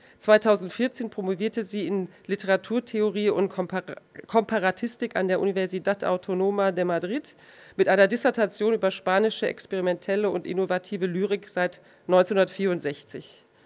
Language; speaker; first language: German; native; German